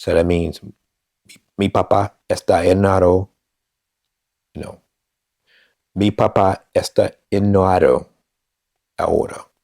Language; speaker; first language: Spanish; non-native, learner; English